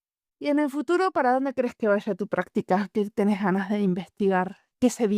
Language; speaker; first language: Spanish; native; Spanish